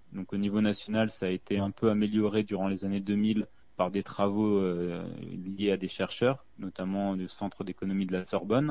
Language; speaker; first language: French; native; French